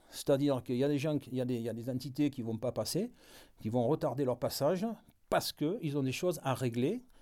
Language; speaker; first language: French; native; French